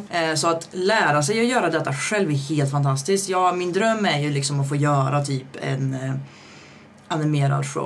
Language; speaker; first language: Swedish; native; Swedish